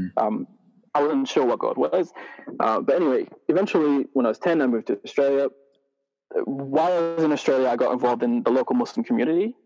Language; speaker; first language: English; non-native, fluent; Arabic